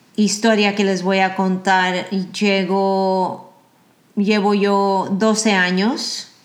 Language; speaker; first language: Spanish; early bilingual, heritage; Spanish